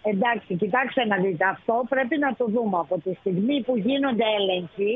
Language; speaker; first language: Greek; native; Greek